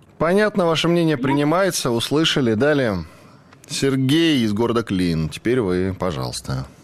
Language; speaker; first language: Russian; native; Russian